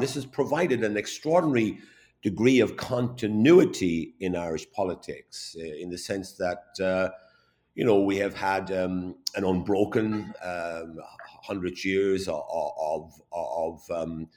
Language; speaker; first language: English; native; English